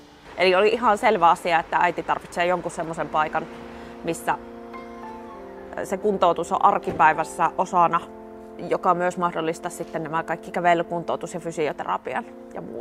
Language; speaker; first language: Finnish; native; Finnish